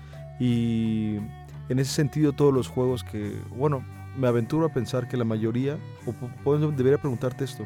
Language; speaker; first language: Spanish; native; Spanish